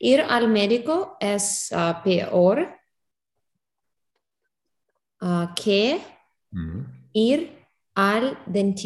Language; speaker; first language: Spanish; non-native, learner; English